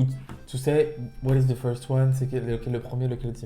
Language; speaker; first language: French; native; French